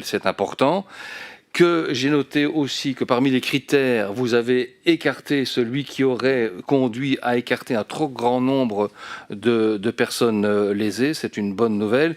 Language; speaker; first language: French; native; French